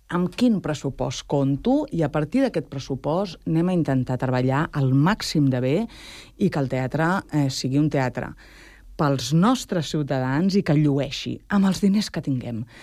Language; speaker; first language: Catalan; native; Catalan